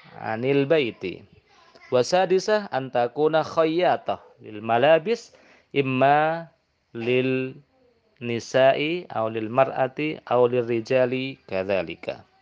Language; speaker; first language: Arabic; non-native, fluent; Indonesian